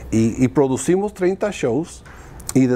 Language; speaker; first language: Spanish; early bilingual, heritage; Spanish